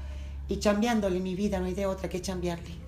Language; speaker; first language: Spanish; native; Spanish